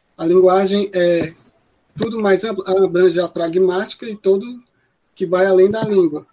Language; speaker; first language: Portuguese; native; Portuguese